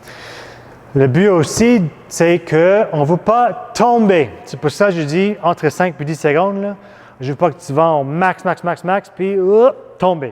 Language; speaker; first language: French; non-native, fluent; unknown